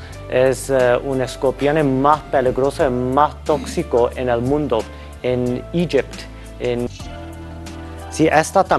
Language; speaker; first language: Spanish; non-native, learner; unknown